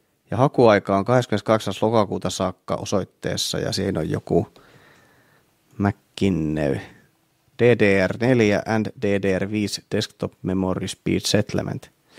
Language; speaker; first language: Finnish; native; Finnish